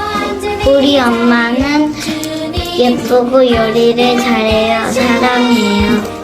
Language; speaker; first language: Korean; early bilingual, heritage; Korean